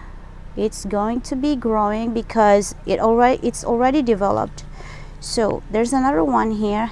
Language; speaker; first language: English; non-native, local second language; Filipino